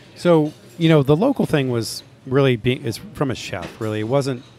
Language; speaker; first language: English; native; English